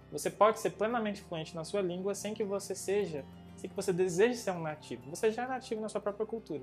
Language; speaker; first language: Portuguese; native; Portuguese